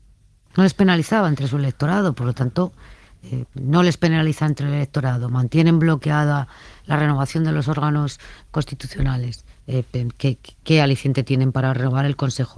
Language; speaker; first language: Spanish; native; Spanish